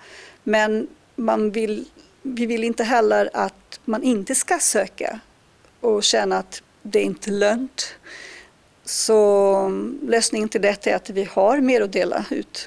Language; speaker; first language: Swedish; non-native, fluent; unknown